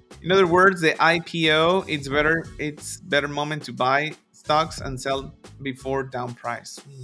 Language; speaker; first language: English; non-native, fluent; Spanish